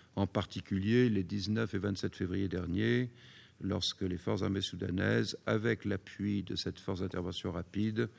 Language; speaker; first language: French; native; French